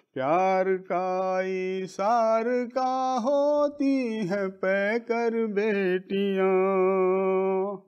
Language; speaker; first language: Urdu; native; Urdu